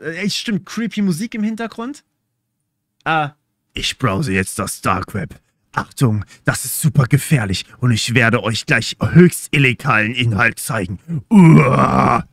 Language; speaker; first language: German; native; German